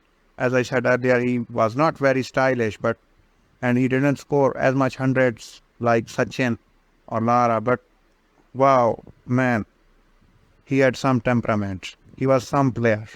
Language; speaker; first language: English; non-native, local second language; Urdu